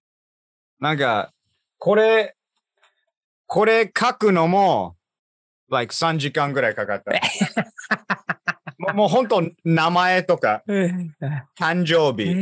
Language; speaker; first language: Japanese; non-native, learner; English